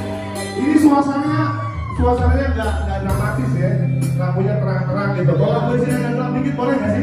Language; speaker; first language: Indonesian; native; Indonesian